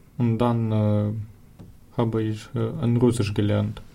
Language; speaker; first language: German; non-native, learner; Ukrainian